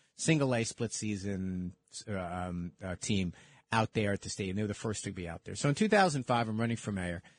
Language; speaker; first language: English; early bilingual, other home language; Italian